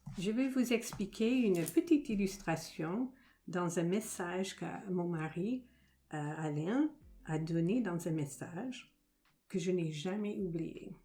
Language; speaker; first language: French; non-native, fluent; English